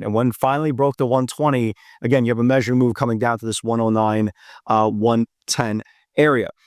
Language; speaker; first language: English; native; English